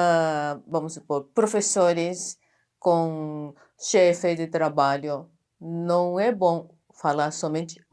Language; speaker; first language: Portuguese; non-native, fluent; Japanese